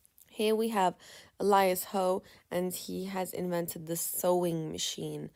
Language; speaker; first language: English; non-native, fluent; Turkish